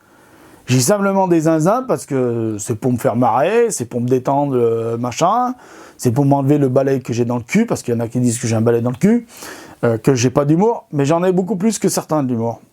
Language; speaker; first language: French; native; French